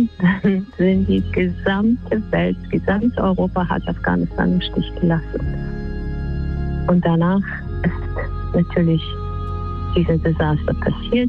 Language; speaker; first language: German; non-native, fluent; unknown